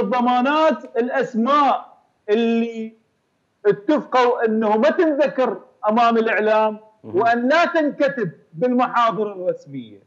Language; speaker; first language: Arabic; native; Arabic